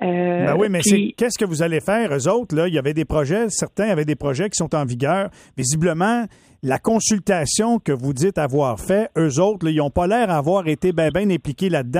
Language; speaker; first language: French; native; French